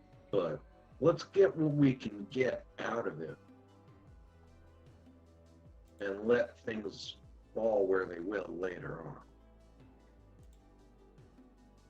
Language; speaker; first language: English; native; English